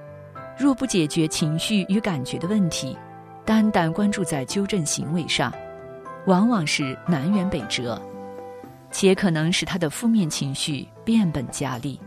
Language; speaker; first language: Chinese; native; Chinese